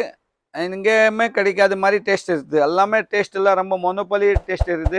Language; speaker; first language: Tamil; non-native, fluent; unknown